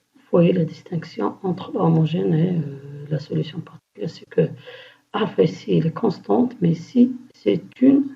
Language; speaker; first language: French; non-native, local second language; Arabic